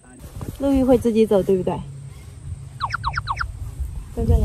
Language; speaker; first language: Chinese; native; Chinese